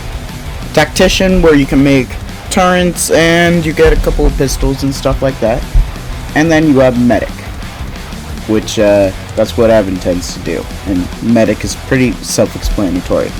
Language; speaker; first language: English; native; English